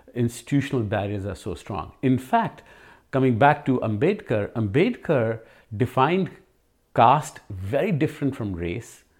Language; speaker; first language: English; non-native, local second language; Hindi